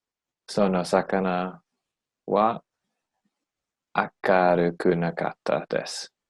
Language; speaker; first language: Japanese; non-native, learner; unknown